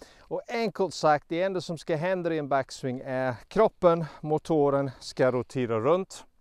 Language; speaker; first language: Swedish; non-native, fluent; English